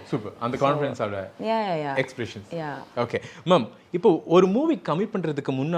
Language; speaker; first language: Tamil; native; Tamil